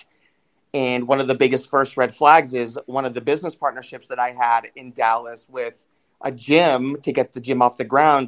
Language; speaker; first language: English; native; English